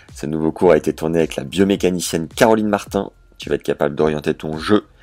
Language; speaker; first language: French; native; French